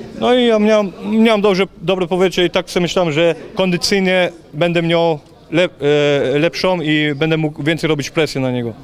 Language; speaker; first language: Polish; early bilingual, heritage; Polish